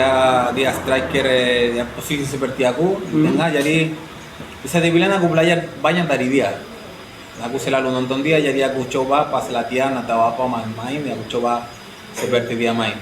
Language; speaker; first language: Indonesian; non-native, fluent; Spanish